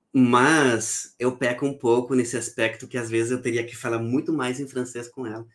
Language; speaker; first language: Portuguese; non-native, fluent; French